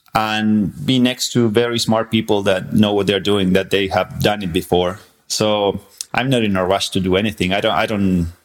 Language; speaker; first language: English; non-native, fluent; Spanish